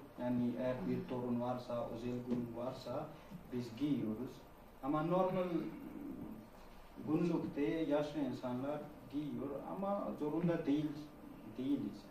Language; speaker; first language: Turkish; non-native, learner; Pashto